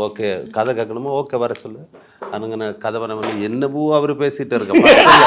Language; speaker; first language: Tamil; non-native, learner; Malayalam